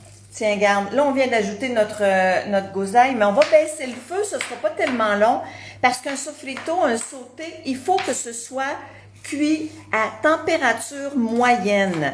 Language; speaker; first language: French; native; French